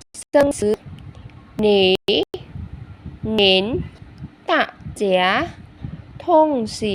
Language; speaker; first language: Chinese; non-native, fluent; Khmer